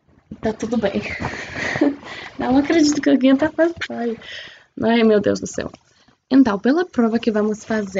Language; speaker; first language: Portuguese; non-native, fluent; English